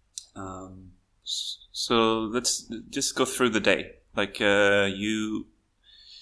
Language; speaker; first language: English; non-native, fluent; Swedish